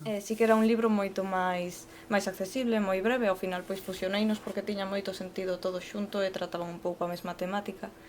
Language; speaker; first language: Galician; non-native, local second language; Spanish